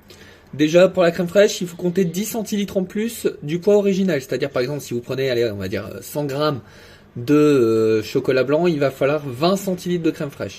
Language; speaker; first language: French; native; French